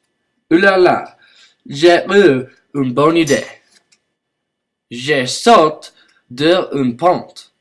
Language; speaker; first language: French; non-native, learner; English